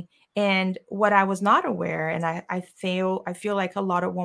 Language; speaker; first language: English; non-native, fluent; Portuguese